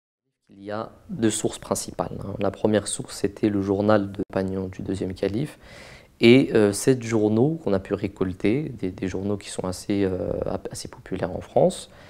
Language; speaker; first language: French; native; French